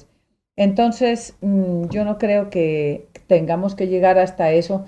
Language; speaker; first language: Spanish; native; Spanish